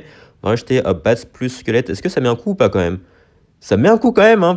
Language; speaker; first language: French; native; French